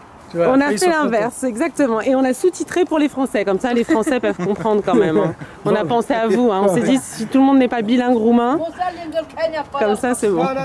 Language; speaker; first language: French; native; French